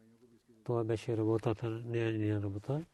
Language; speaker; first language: Bulgarian; non-native, learner; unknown